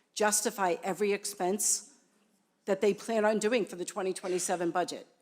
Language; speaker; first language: English; native; English